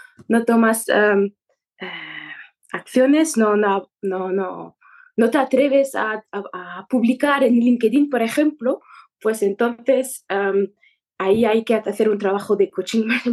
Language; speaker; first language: Spanish; non-native, fluent; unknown